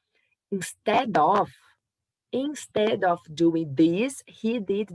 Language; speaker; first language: English; non-native, fluent; Portuguese